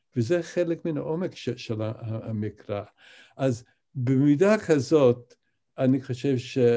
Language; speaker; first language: Hebrew; non-native, fluent; English